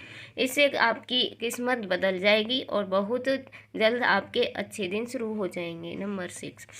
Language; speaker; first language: Hindi; native; Hindi